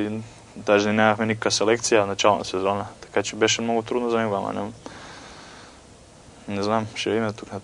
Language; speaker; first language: Bulgarian; non-native, fluent; Croatian